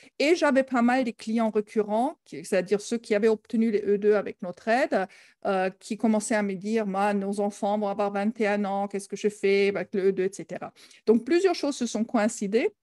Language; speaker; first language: French; non-native, fluent; German